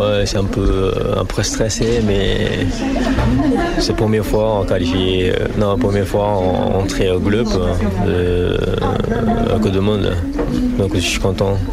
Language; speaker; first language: French; non-native, learner; Japanese